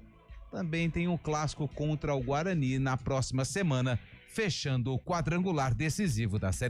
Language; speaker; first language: Portuguese; native; Portuguese